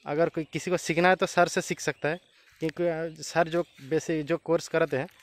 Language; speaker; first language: Hindi; non-native, local second language; Bangla